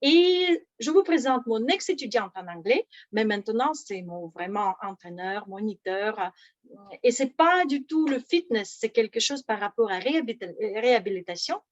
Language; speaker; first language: French; non-native, fluent; Russian